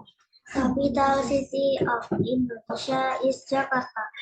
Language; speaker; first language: English; non-native, learner; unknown